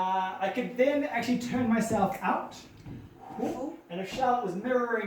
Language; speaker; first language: English; native; English